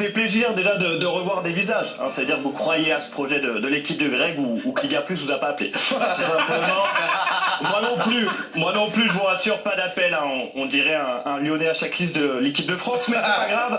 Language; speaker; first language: French; native; French